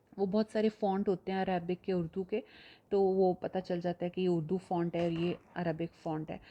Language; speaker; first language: Urdu; native; Urdu